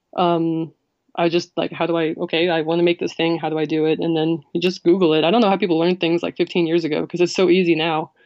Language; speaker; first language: English; native; English